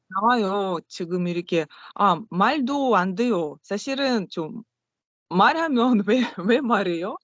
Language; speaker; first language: Korean; non-native, learner; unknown